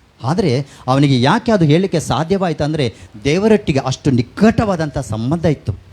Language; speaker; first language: Kannada; non-native, local second language; Tulu